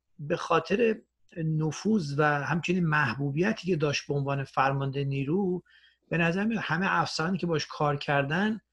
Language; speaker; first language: Persian; native; Persian